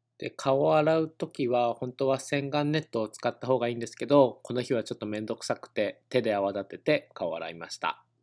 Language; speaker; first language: Japanese; native; Japanese